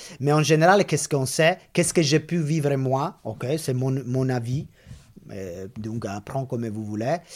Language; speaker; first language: French; non-native, fluent; Italian